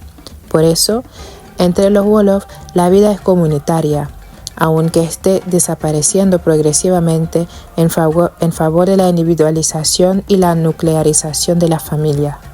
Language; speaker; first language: Spanish; non-native, fluent; Wolof